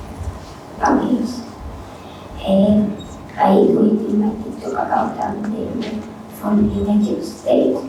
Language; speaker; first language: English; non-native, learner; Spanish